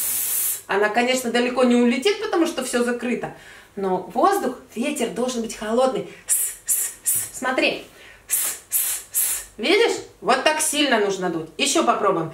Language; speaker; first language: Russian; native; Russian